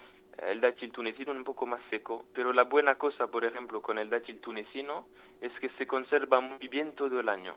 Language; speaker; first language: Spanish; non-native, fluent; French